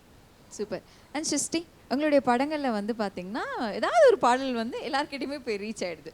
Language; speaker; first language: Tamil; native; Tamil